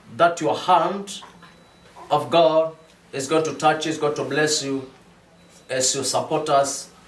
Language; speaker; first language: English; non-native, local second language; Swahili